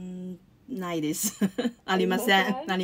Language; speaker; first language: Japanese; non-native, learner; Chinese